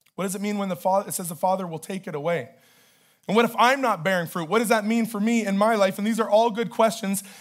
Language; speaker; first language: English; native; English